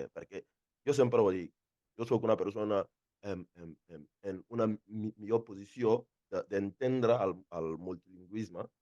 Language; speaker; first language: Catalan; non-native, fluent; Akan